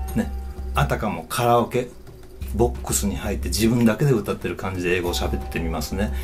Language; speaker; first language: Japanese; native; Japanese